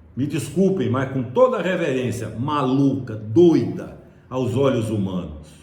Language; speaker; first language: Portuguese; native; Portuguese